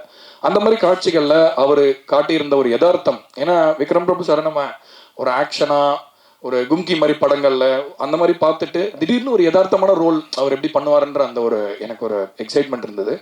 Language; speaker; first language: Tamil; native; Tamil